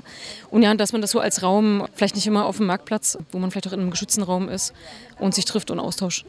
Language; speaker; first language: German; native; German